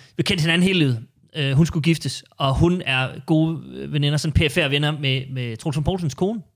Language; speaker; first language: Danish; native; Danish